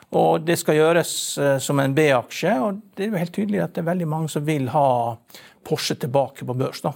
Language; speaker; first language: Norwegian; native; Norwegian